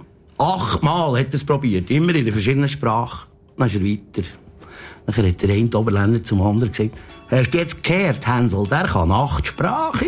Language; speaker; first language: German; native; German